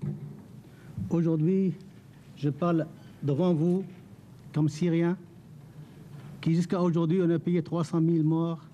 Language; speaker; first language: French; non-native, fluent; Arabic